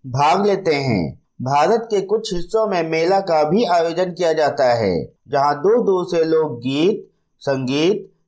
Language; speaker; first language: Hindi; native; Hindi